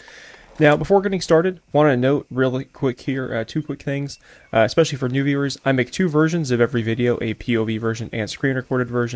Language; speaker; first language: English; native; English